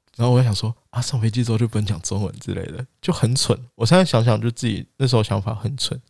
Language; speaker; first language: Chinese; non-native, local second language; Wu Chinese